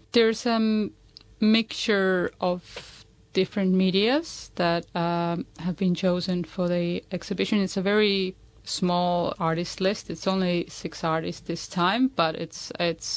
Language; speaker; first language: English; non-native, fluent; Estonian